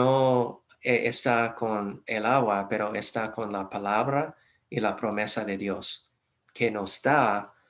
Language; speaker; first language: Spanish; non-native, fluent; English